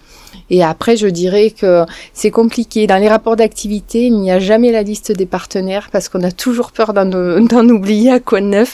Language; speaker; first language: French; native; French